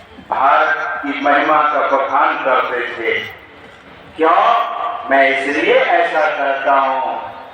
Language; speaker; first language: Hindi; native; Hindi